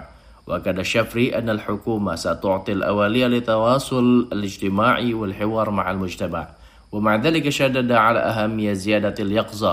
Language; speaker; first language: Arabic; non-native, fluent; Indonesian